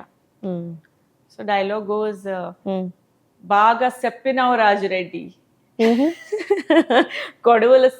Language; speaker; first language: Telugu; non-native, learner; Hindi